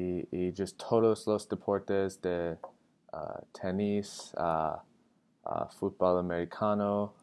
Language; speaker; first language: Spanish; non-native, learner; English